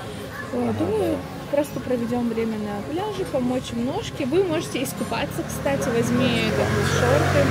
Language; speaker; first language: Russian; native; Russian